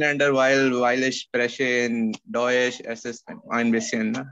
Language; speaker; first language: German; non-native, learner; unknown